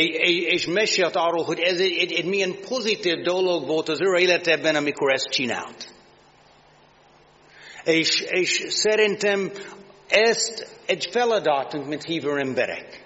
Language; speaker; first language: Hungarian; non-native, learner; English